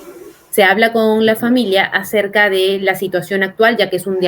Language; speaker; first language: Spanish; native; Spanish